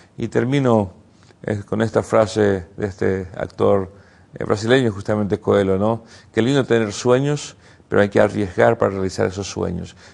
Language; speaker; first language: Spanish; native; Spanish